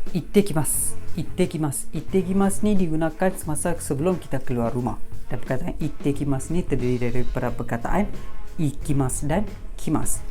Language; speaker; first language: Malay; native; Malay